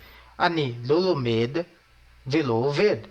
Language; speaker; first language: Hebrew; non-native, learner; Portuguese